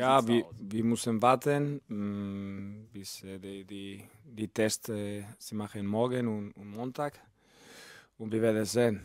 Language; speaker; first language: German; non-native, learner; Spanish